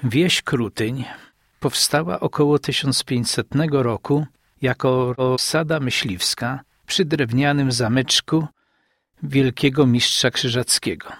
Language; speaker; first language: Polish; native; Polish